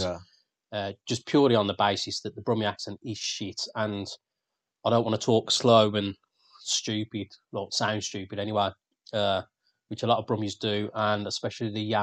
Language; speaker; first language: English; native; English